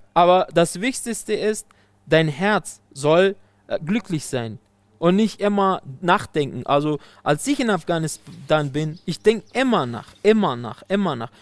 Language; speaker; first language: German; non-native, fluent; Persian